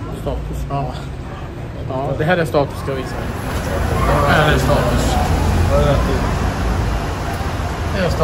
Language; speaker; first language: Swedish; native; Swedish